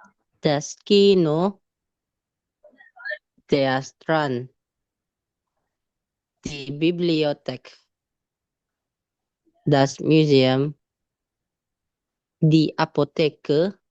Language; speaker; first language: German; non-native, learner; Indonesian